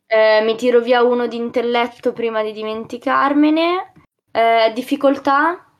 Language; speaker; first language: Italian; native; Italian